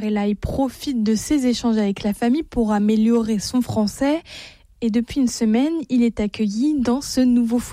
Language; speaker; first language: French; native; French